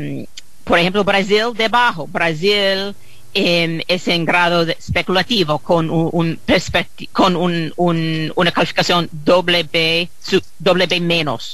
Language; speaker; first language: Spanish; non-native, fluent; English